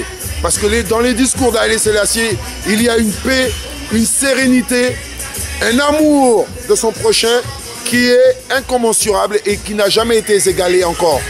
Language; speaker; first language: French; native; French